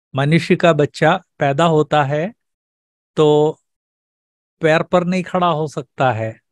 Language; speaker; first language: Hindi; native; Hindi